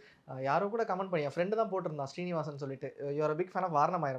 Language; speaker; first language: Tamil; native; Tamil